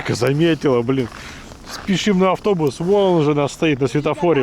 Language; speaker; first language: Russian; native; Russian